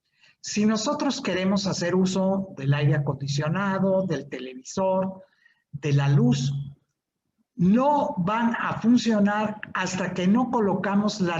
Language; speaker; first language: Spanish; native; Spanish